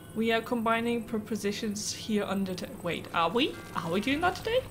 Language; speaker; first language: English; non-native, fluent; German